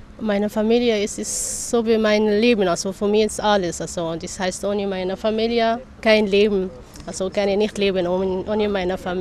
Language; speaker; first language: German; non-native, learner; Arabic